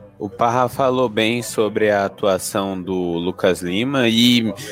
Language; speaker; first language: Portuguese; native; Portuguese